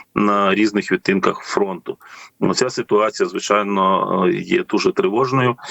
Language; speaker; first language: Ukrainian; native; Ukrainian